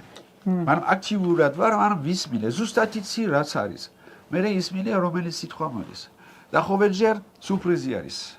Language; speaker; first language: Georgian; non-native, learner; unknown